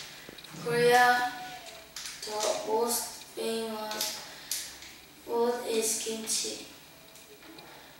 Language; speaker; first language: English; non-native, learner; Korean